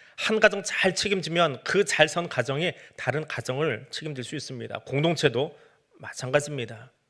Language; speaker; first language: Korean; native; Korean